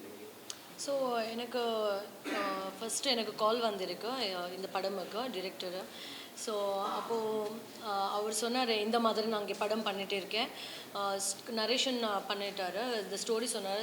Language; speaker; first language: Tamil; non-native, learner; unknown